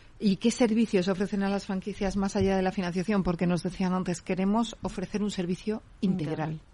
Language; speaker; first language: Spanish; native; Spanish